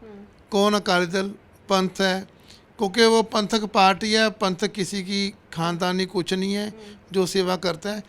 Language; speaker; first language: Hindi; non-native, local second language; Punjabi